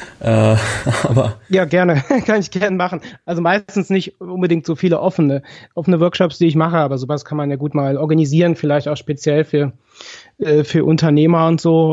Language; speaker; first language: German; native; German